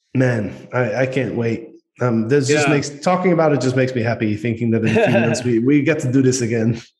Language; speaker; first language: English; non-native, fluent; Dutch